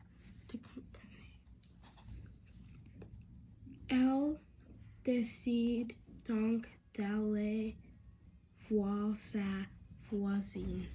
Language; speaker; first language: French; non-native, learner; English